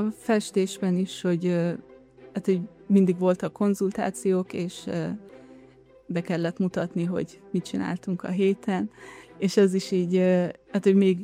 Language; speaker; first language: Hungarian; early bilingual, heritage; Hungarian